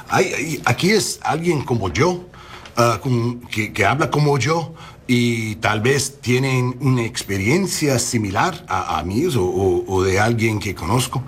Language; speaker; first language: Spanish; non-native, learner; English